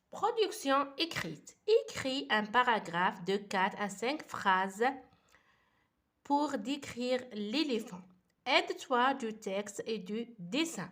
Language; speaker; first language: French; non-native, fluent; Arabic